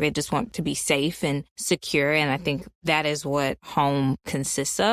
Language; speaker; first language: English; native; English